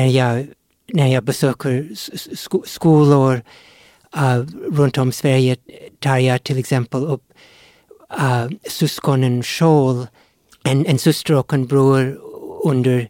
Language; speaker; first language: Swedish; non-native, fluent; English